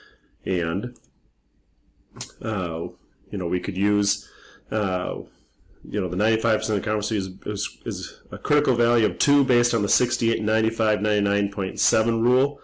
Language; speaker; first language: English; native; English